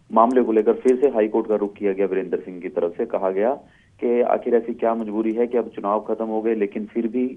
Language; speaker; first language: Hindi; native; Hindi